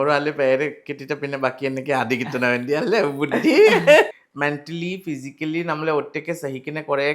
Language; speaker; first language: Malayalam; non-native, learner; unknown